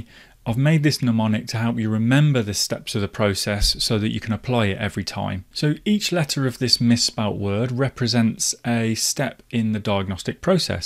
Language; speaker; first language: English; native; English